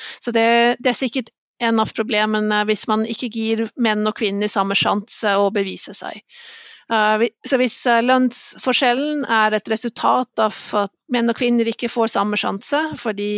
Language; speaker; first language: Norwegian; non-native, fluent; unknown